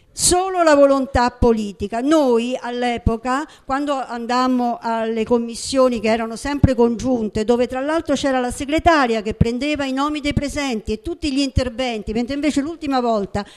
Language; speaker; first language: Italian; native; Italian